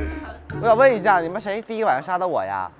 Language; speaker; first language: Chinese; native; Chinese